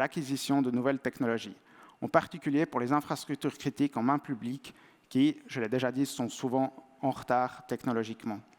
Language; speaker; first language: French; native; French